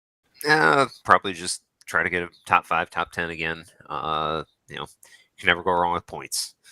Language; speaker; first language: English; native; English